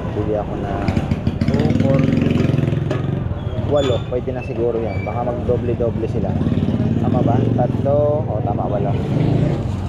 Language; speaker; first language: Filipino; non-native, local second language; Bikol